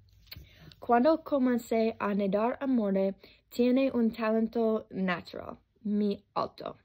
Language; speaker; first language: Spanish; non-native, learner; English